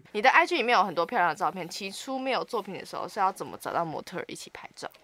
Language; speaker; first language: Chinese; native; Chinese